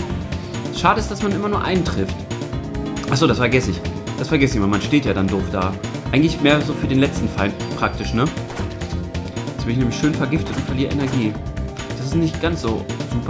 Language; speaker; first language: German; native; German